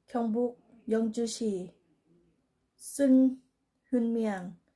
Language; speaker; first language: Korean; non-native, learner; Thai